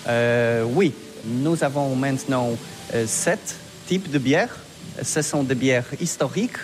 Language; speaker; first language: French; non-native, learner; Polish